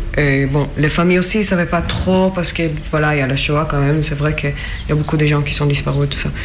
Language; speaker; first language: French; non-native, fluent; Hebrew